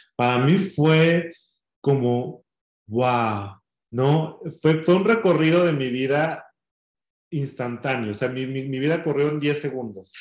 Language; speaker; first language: Spanish; native; Spanish